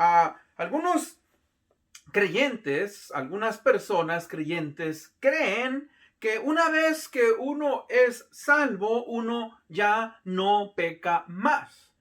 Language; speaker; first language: Spanish; native; Spanish